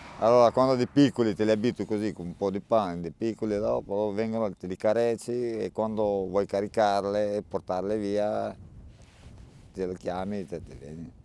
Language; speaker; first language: Italian; non-native, learner; Romanian